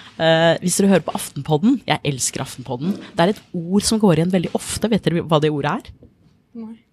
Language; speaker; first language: Norwegian; non-native, fluent; English